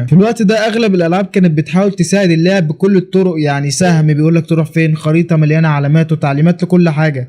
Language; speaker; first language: Arabic; native; Arabic